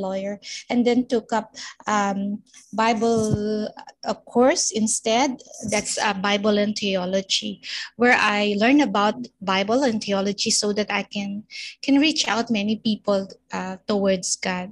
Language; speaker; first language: English; non-native, local second language; Filipino